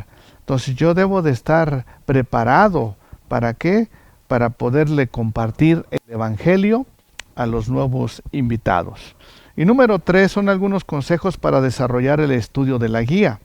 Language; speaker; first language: Spanish; native; Spanish